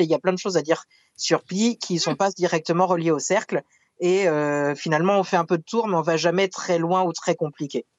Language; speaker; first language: French; native; French